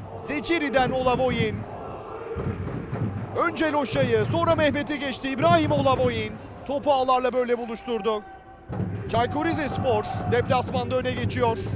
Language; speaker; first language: Turkish; native; Turkish